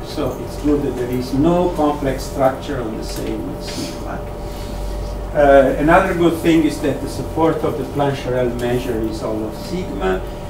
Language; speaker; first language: English; non-native, fluent; Italian